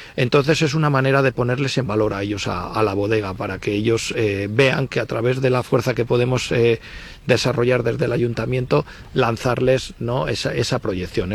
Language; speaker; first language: Spanish; native; Spanish